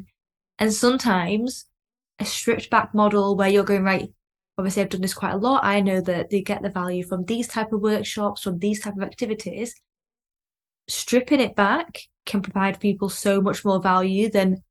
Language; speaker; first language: English; native; English